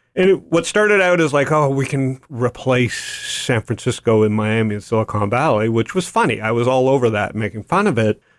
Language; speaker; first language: English; native; English